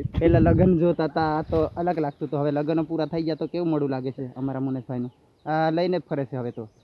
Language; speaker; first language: Gujarati; non-native, local second language; Rathawi